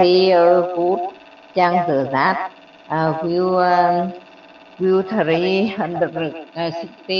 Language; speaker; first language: English; non-native, learner; Vietnamese